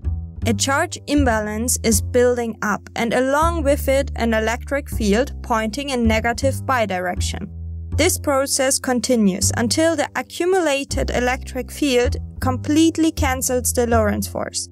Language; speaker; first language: English; non-native, fluent; German